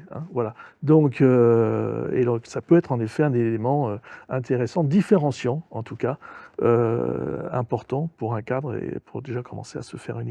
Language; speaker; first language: French; native; French